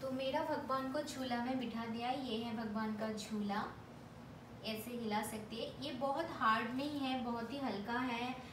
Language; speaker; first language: Hindi; non-native, local second language; Bangla